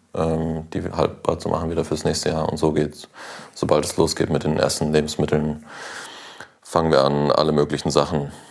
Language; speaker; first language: German; native; German